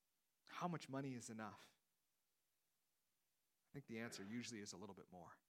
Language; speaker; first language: English; native; English